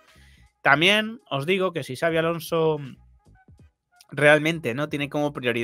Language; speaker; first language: Spanish; native; Spanish